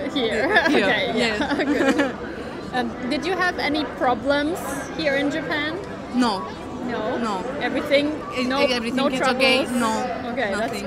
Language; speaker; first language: English; non-native, fluent; German